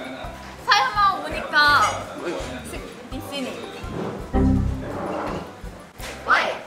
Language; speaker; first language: Indonesian; non-native, learner; Korean